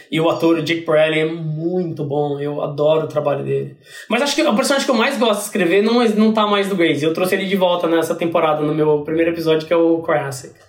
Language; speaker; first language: Portuguese; native; Portuguese